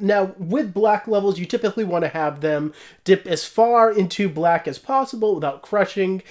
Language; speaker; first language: English; native; English